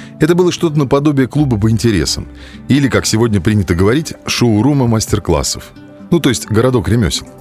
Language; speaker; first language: Russian; native; Russian